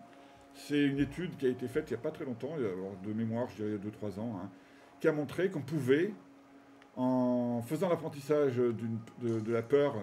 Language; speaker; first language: French; native; French